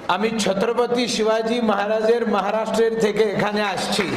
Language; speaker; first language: Bangla; non-native, local second language; Marathi